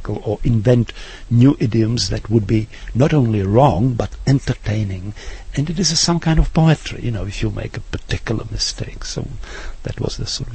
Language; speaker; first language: English; non-native, fluent; Czech